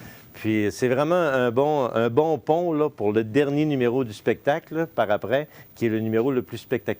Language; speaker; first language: French; native; French